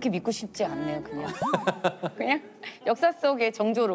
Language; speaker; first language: Korean; native; Korean